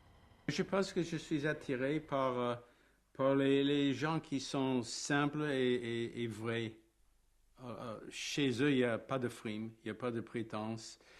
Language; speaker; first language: French; non-native, fluent; English